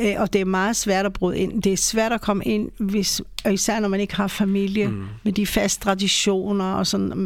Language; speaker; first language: Danish; non-native, fluent; Hebrew